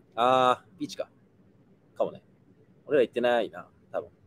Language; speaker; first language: Japanese; native; Japanese